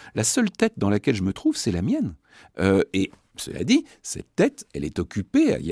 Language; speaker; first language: French; native; French